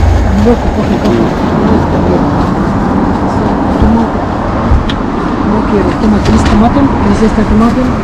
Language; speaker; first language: Spanish; non-native, learner; Filipino